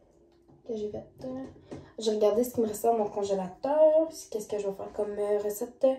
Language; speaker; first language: French; native; French